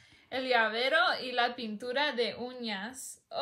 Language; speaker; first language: Spanish; early bilingual, other home language; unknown